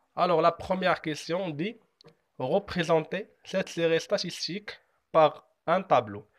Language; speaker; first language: French; non-native, local second language; Arabic